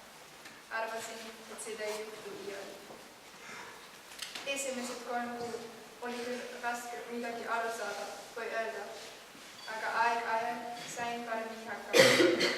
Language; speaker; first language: Estonian; non-native, learner; German